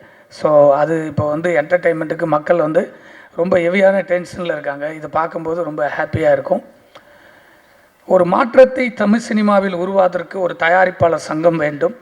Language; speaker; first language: Tamil; native; Tamil